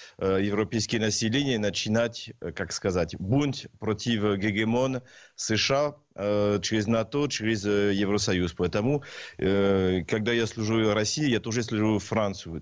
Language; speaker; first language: Russian; non-native, learner; French